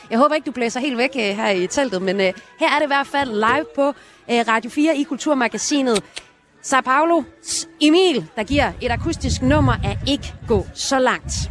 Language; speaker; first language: Danish; native; Danish